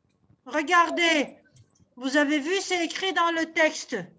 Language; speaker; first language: French; non-native, local second language; Arabic